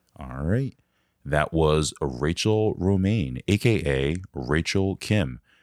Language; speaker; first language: English; native; English